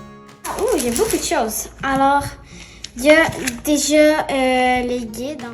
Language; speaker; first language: French; native; French